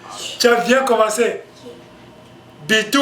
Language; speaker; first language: French; non-native, local second language; Basaa